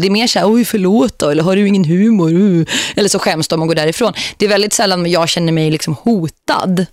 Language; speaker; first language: Swedish; native; Swedish